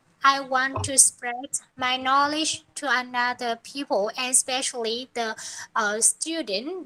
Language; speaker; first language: English; non-native, learner; Vietnamese